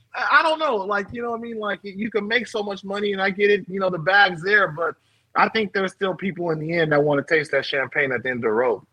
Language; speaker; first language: English; native; English